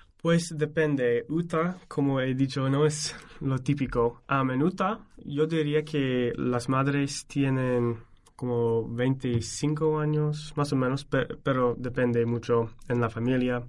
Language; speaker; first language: Spanish; non-native, fluent; English